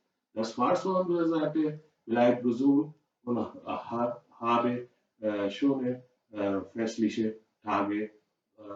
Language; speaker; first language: German; non-native, learner; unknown